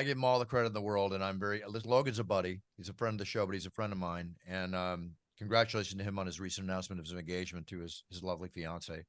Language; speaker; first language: English; native; English